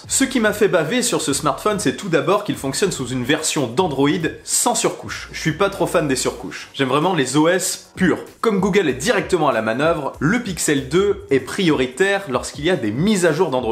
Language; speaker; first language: French; native; French